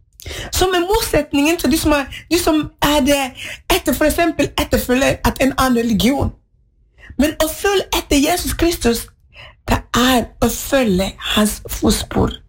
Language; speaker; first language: Norwegian; non-native, fluent; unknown